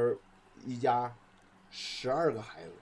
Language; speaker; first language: Chinese; native; Chinese